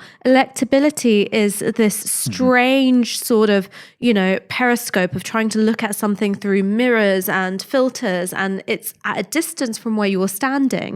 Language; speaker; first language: English; native; English